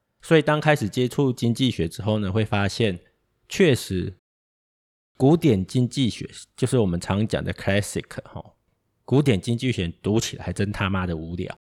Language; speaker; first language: Chinese; native; Chinese